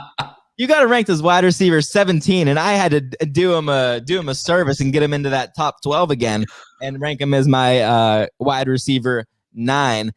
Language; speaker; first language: English; native; English